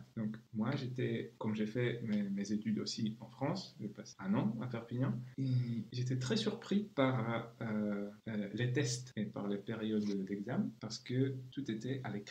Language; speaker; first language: French; non-native, fluent; Czech